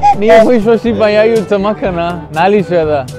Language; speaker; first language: Chinese; non-native, fluent; Spanish